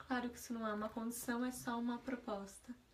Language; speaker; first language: Portuguese; native; Portuguese